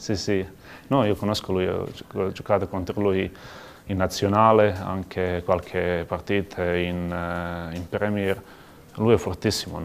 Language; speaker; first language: Italian; non-native, learner; Croatian